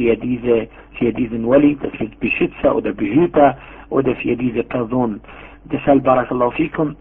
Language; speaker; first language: German; non-native, fluent; Arabic